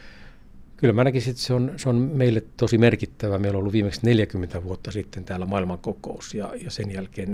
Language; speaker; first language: Finnish; native; Finnish